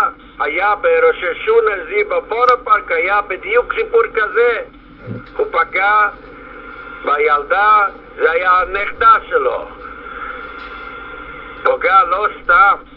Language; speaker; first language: Hebrew; non-native, fluent; Yiddish